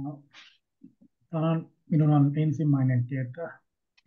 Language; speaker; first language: Finnish; non-native, learner; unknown